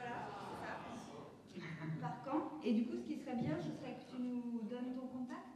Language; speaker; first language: French; native; French